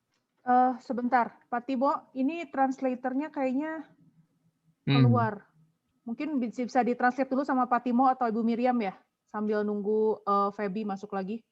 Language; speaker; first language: Indonesian; native; Indonesian